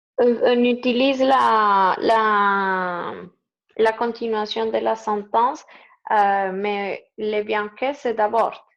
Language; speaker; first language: French; non-native, learner; Spanish